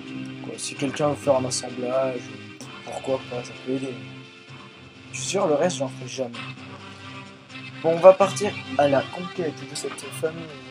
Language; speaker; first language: French; native; French